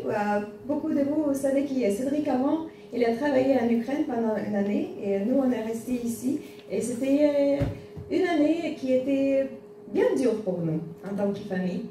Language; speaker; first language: French; non-native, fluent; Spanish